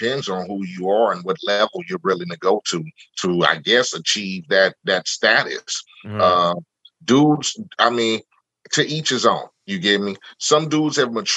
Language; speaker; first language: English; native; English